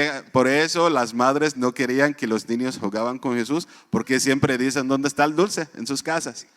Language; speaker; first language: Spanish; non-native, fluent; Arabic